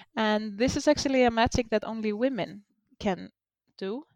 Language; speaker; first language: English; non-native, fluent; Icelandic